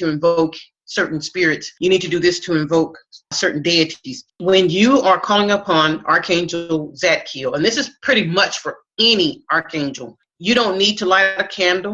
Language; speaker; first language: English; native; English